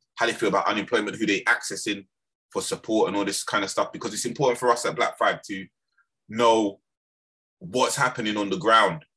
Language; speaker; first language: English; native; English